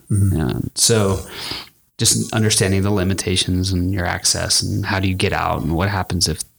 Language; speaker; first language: English; native; English